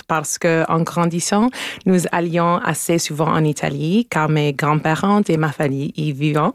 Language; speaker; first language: French; non-native, local second language; English